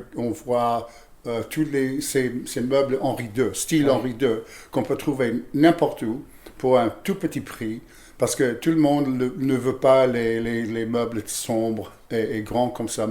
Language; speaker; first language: French; non-native, fluent; English